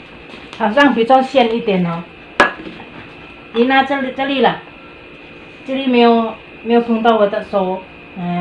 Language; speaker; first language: Chinese; non-native, learner; Indonesian